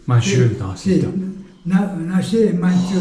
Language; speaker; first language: Spanish; non-native, fluent; Japanese